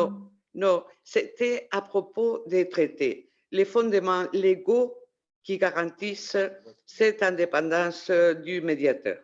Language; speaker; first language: French; non-native, fluent; Spanish